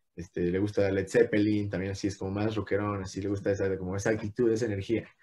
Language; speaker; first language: Spanish; native; Spanish